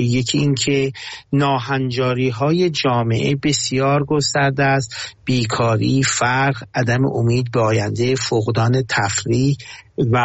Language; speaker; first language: Persian; native; Persian